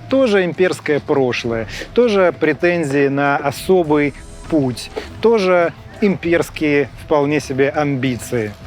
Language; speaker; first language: Russian; native; Russian